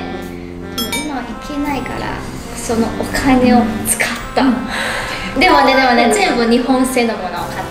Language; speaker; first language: Japanese; non-native, fluent; Chinese